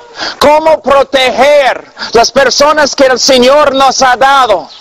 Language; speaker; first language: Spanish; non-native, fluent; English